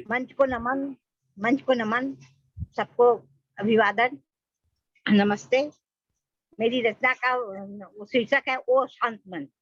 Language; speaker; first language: Hindi; non-native, local second language; Bangla